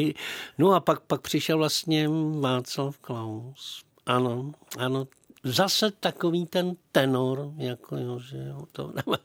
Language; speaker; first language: Czech; native; Czech